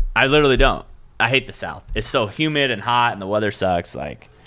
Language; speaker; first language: English; native; English